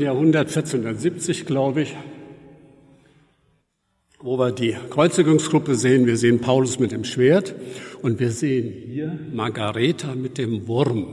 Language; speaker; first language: German; native; German